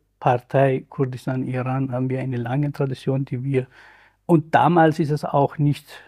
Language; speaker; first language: German; non-native, fluent; Kurdish